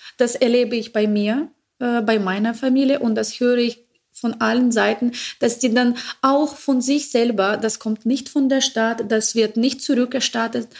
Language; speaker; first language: German; non-native, learner; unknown